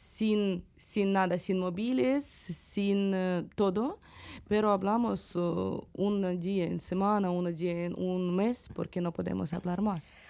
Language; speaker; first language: Spanish; non-native, fluent; Ukrainian